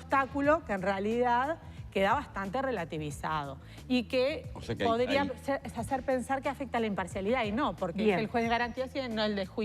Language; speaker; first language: Spanish; native; Spanish